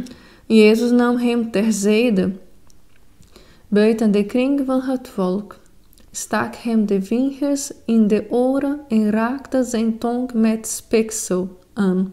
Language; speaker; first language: Dutch; non-native, fluent; Portuguese